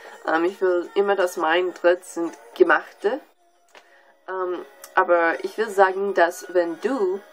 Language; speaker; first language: German; non-native, learner; English